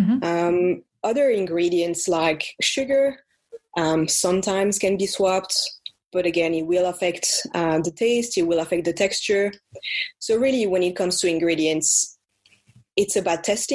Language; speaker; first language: English; non-native, fluent; French